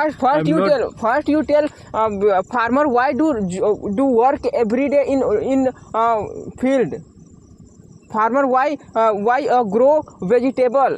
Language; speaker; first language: English; non-native, learner; Hindi